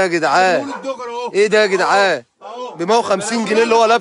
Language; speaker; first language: Arabic; native; Arabic